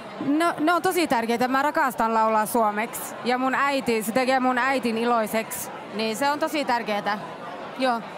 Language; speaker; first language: Finnish; early bilingual, heritage; Finnish